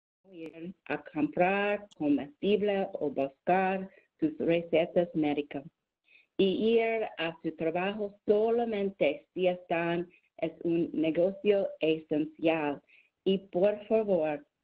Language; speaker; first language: Spanish; non-native, learner; English